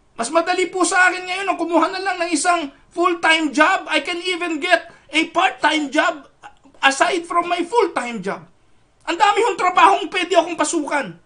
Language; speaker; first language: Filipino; native; Filipino